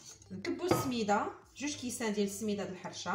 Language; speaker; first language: Arabic; native; Arabic